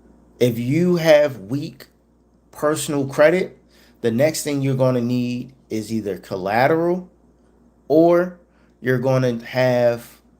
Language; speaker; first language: English; native; English